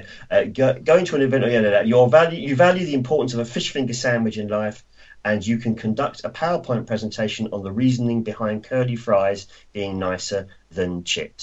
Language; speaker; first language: English; native; English